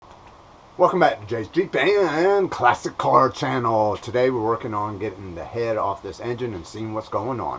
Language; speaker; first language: English; native; English